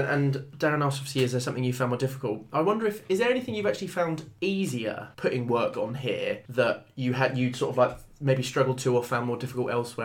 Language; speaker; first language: English; native; English